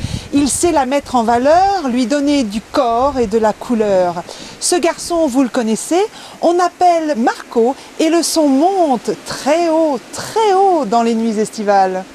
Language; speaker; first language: French; native; French